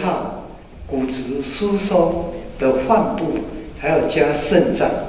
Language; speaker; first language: Chinese; native; Chinese